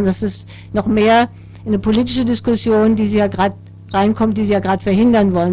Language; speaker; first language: German; native; German